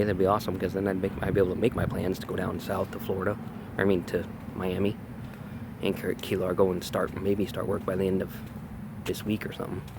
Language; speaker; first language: English; native; English